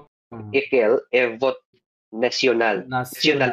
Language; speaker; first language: French; non-native, learner; Bangla